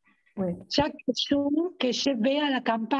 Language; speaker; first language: French; non-native, learner; Spanish